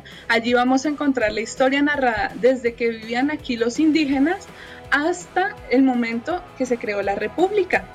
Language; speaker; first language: Spanish; native; Spanish